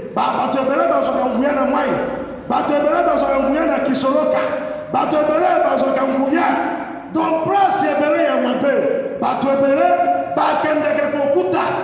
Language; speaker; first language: Lingala; non-native, fluent; Igbo